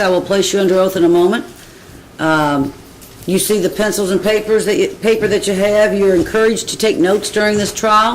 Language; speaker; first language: English; native; English